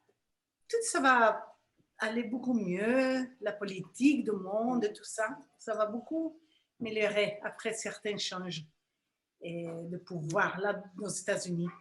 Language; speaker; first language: French; non-native, fluent; Spanish